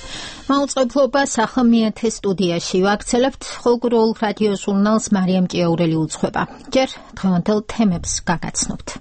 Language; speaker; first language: Georgian; native; Georgian